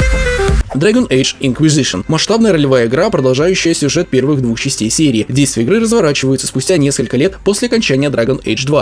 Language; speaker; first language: Russian; native; Russian